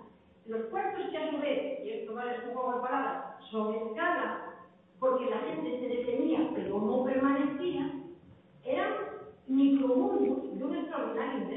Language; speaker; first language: Spanish; native; Spanish